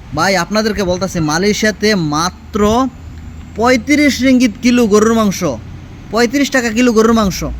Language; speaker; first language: Bangla; native; Bangla